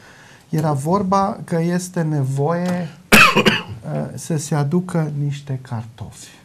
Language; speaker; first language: Romanian; non-native, local second language; German